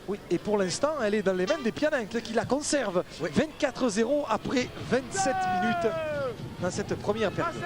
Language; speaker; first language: French; native; French